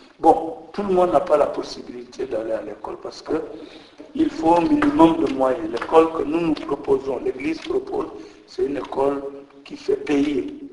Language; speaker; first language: French; non-native, local second language; Jola-Fonyi